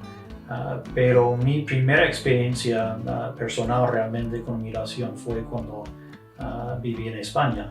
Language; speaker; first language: Spanish; non-native, fluent; English